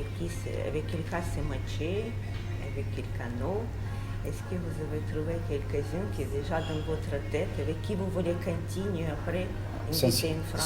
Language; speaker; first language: French; non-native, learner; Russian